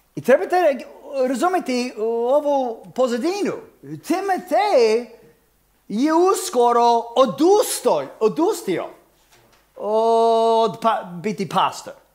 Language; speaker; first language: Croatian; early bilingual, heritage; Croatian